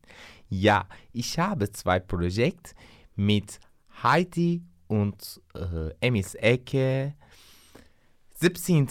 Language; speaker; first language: German; non-native, learner; Turkish